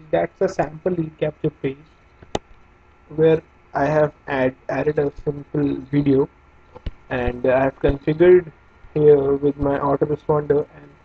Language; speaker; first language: English; non-native, local second language; Hindi